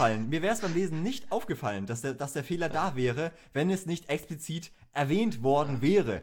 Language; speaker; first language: German; native; German